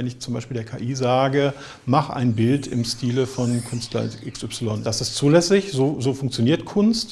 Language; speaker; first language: German; native; German